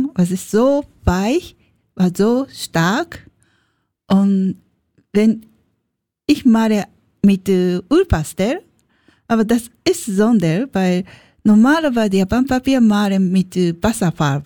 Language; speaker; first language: German; non-native, learner; Japanese